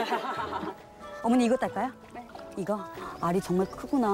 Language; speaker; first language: Korean; native; Korean